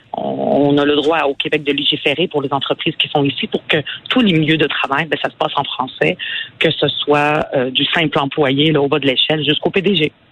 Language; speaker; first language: French; early bilingual, other home language; Arabic